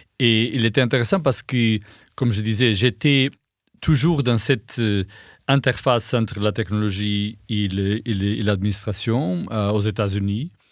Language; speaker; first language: French; non-native, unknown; Portuguese